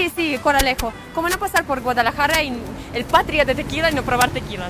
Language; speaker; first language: Spanish; non-native, learner; Russian